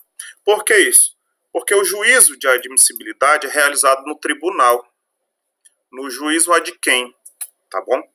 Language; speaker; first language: Portuguese; native; Portuguese